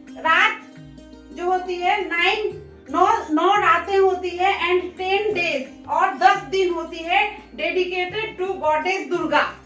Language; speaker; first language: Hindi; non-native, local second language; Bangla